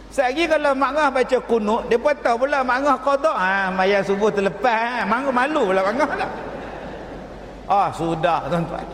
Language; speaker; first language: Malay; native; Malay